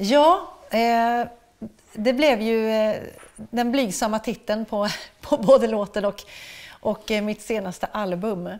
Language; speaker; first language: Swedish; native; Swedish